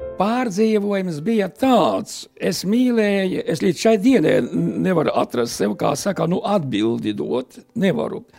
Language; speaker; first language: Latvian; native; Latvian